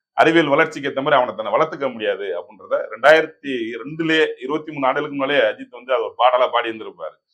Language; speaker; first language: Tamil; native; Tamil